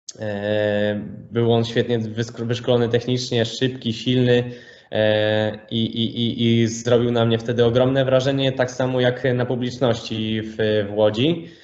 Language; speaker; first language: Polish; native; Polish